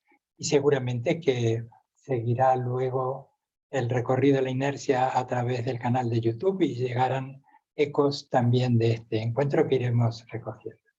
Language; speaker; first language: Spanish; native; Spanish